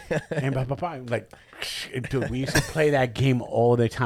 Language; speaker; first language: English; early bilingual, other home language; Spanish